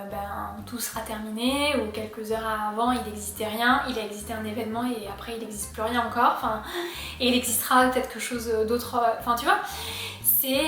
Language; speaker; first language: French; native; French